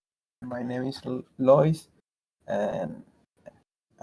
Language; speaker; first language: English; non-native, learner; Spanish